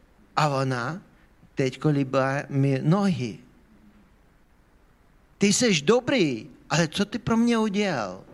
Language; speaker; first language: Czech; non-native, fluent; Ukrainian